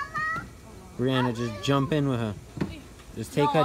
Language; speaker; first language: English; native; English